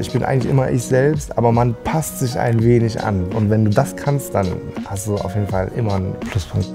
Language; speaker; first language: German; early bilingual, other home language; Turkish